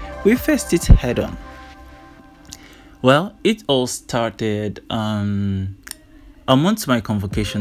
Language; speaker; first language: English; non-native, local second language; Igbo